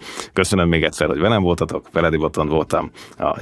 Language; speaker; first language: Hungarian; native; Hungarian